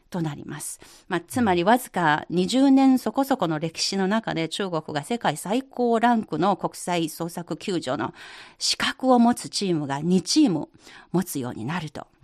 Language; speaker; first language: Japanese; non-native, fluent; Chinese